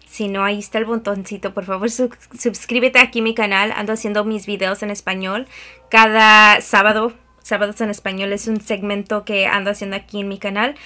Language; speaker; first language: Spanish; early bilingual, heritage; Spanish